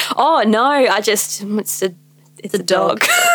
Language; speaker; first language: English; native; English